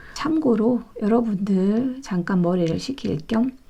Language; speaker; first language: Korean; native; Korean